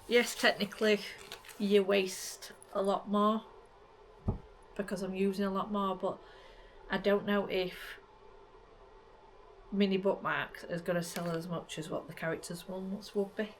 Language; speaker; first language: English; native; English